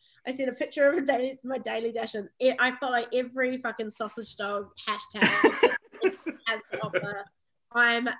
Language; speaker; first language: English; native; English